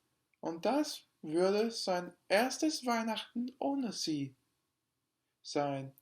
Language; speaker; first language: German; non-native, learner; English